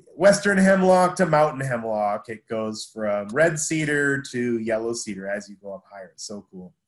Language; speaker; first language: English; native; English